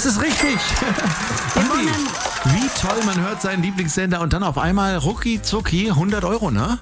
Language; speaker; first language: German; native; German